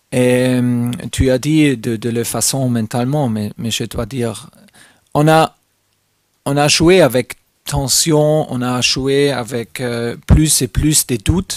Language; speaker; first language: French; non-native, fluent; German